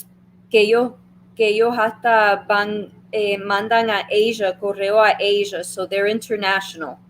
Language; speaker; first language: Spanish; early bilingual, heritage; Spanish